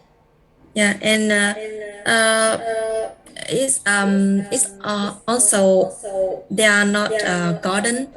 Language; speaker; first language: English; non-native, learner; Vietnamese